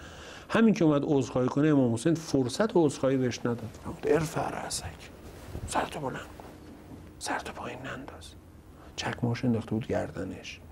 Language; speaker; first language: Persian; native; Persian